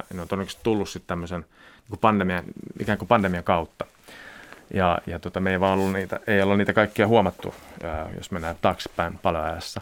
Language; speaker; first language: Finnish; native; Finnish